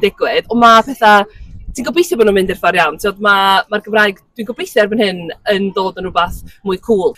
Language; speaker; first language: Welsh; native; Welsh